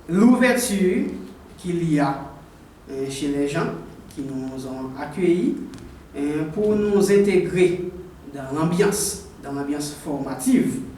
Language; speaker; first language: French; non-native, local second language; Haitian Creole